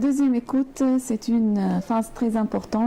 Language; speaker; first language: French; non-native, fluent; Arabic